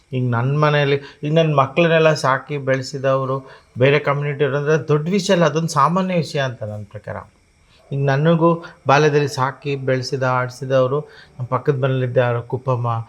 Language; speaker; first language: Kannada; native; Kannada